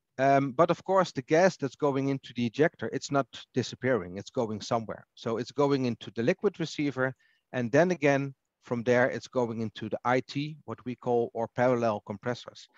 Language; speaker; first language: English; non-native, fluent; Dutch